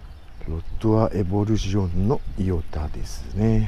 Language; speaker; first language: Japanese; native; Japanese